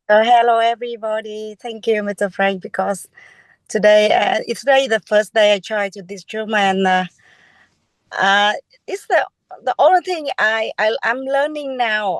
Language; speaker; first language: English; non-native, learner; Vietnamese